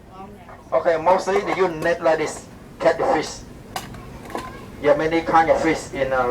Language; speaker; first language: English; non-native, learner; Khmer